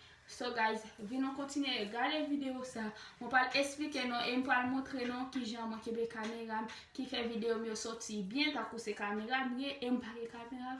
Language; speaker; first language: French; non-native, learner; Haitian Creole